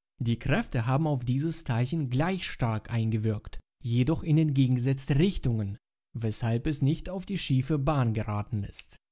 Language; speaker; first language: German; native; German